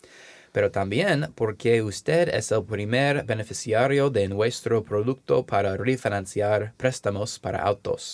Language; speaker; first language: Spanish; non-native, learner; English